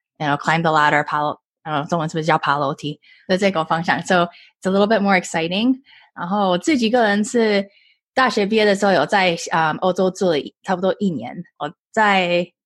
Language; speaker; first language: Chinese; early bilingual, heritage; Chinese